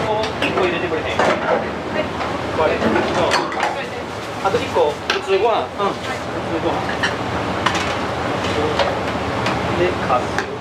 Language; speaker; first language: Japanese; native; Japanese